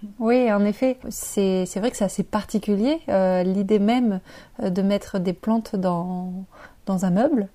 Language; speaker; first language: French; native; French